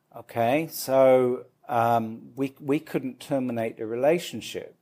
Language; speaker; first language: English; native; English